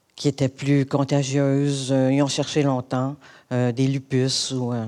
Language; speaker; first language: French; native; French